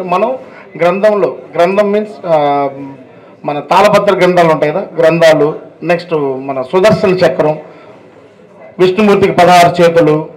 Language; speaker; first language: Telugu; native; Telugu